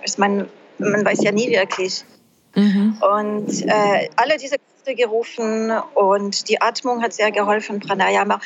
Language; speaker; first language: German; non-native, fluent; French